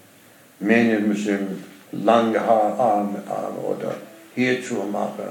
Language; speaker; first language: German; non-native, learner; Persian